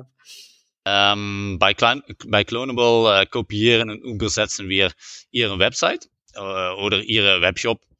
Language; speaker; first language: German; non-native, learner; Dutch